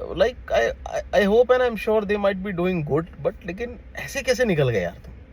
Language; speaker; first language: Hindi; native; Hindi